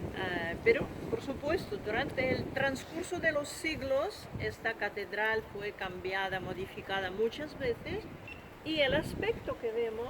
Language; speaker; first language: Spanish; non-native, fluent; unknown